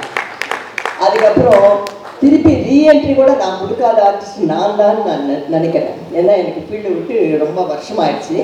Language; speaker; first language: Tamil; non-native, local second language; Telugu